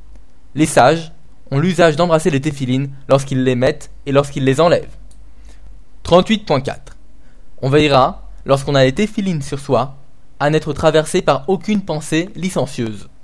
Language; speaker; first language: French; native; French